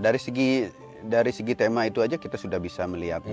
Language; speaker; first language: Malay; non-native, local second language; Balinese